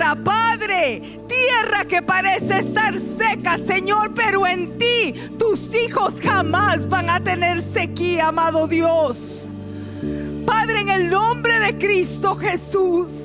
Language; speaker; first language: Spanish; native; Spanish